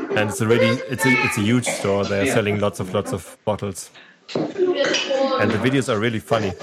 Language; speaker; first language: English; non-native, fluent; German